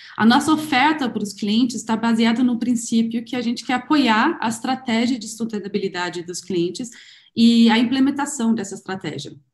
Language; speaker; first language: Portuguese; non-native, fluent; German